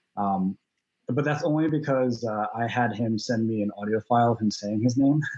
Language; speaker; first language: English; native; English